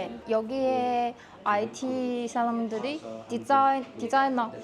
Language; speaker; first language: Korean; non-native, fluent; Chinese